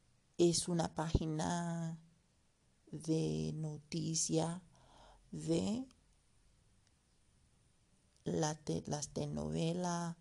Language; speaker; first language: Spanish; non-native, learner; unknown